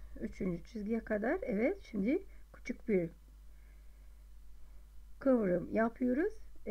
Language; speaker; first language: Turkish; non-native, fluent; Arabic